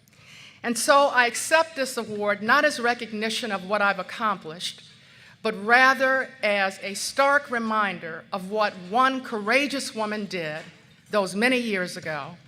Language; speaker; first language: English; native; English